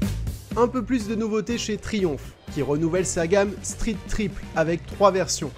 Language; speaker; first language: French; native; French